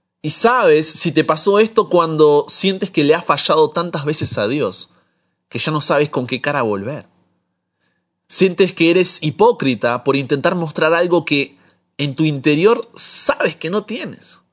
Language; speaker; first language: Spanish; native; Spanish